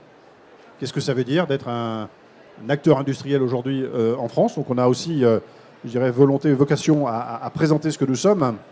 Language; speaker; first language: French; native; French